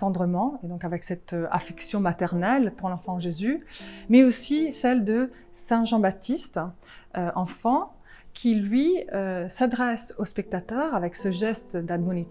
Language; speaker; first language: French; non-native, fluent; Italian